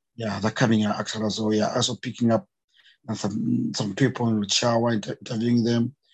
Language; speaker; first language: English; non-native, local second language; Bemba